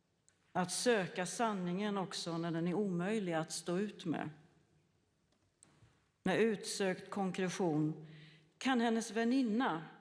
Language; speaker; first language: Swedish; native; Swedish